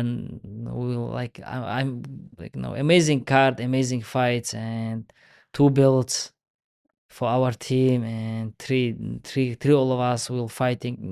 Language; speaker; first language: English; non-native, learner; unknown